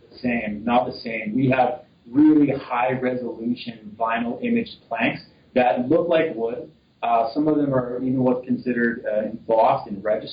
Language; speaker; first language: English; native; English